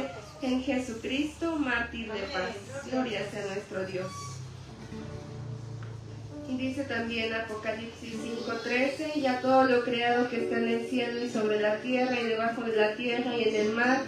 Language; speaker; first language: Spanish; native; Spanish